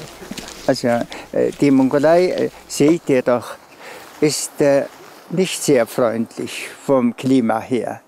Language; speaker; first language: German; non-native, fluent; Tuvinian